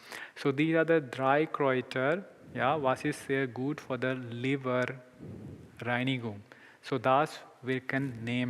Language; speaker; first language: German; non-native, learner; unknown